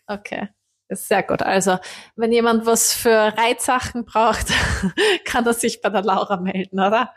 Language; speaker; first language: German; native; German